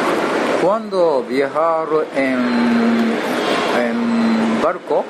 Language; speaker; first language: Spanish; non-native, learner; Japanese